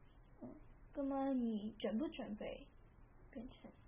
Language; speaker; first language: Chinese; early bilingual, heritage; Chinese